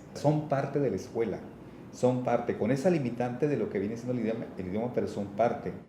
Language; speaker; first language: Spanish; native; Spanish